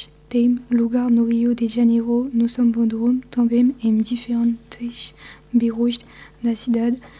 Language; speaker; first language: Portuguese; non-native, learner; French